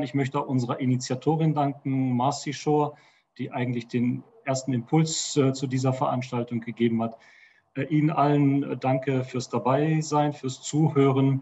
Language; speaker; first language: German; native; German